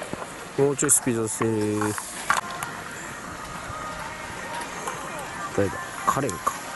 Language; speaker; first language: Japanese; native; Japanese